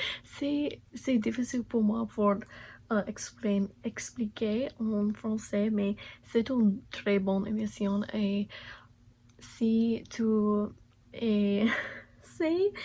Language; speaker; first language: French; non-native, learner; English